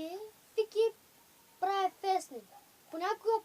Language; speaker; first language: Bulgarian; non-native, local second language; Turkish